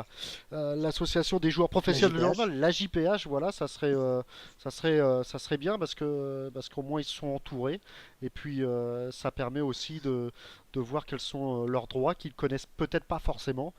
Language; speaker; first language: French; native; French